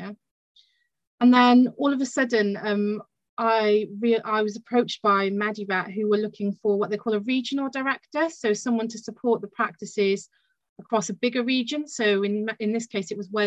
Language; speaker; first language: English; native; English